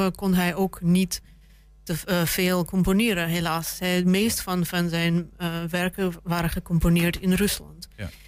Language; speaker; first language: Dutch; non-native, fluent; Russian